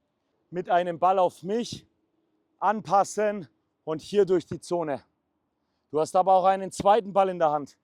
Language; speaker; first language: German; native; German